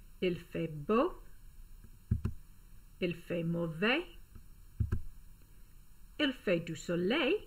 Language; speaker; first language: French; non-native, fluent; English